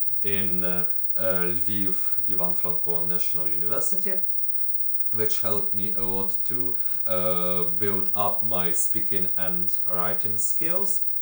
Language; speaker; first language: English; non-native, fluent; Ukrainian